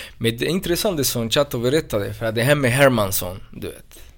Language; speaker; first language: Swedish; non-native, fluent; Spanish